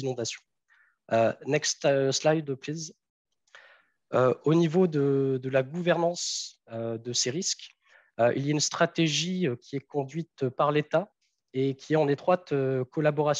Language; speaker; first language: French; native; French